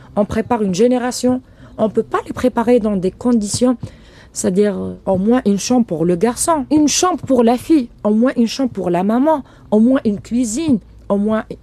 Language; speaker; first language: French; non-native, local second language; Arabic